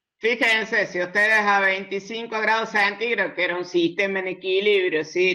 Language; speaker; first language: Spanish; native; Spanish